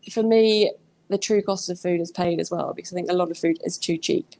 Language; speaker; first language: English; native; English